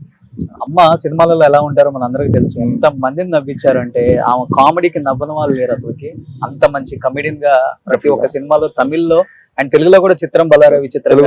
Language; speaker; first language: Telugu; native; Telugu